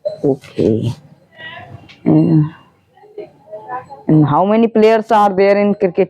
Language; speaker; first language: English; non-native, learner; Hindi